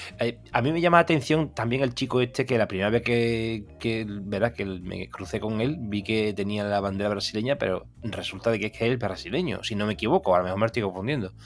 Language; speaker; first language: Spanish; native; Spanish